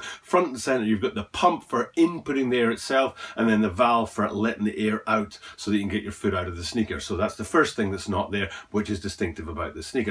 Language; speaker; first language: English; native; English